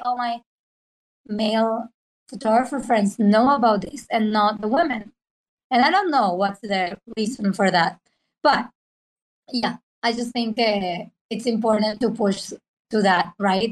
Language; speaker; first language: English; non-native, fluent; Spanish